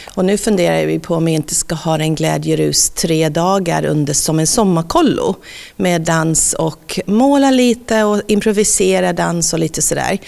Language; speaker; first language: Swedish; non-native, fluent; English